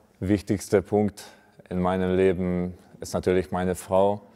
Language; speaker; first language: German; non-native, fluent; Hungarian